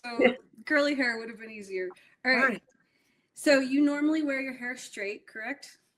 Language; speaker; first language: English; native; English